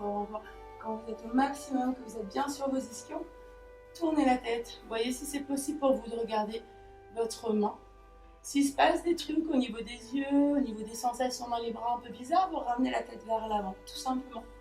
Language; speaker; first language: French; native; French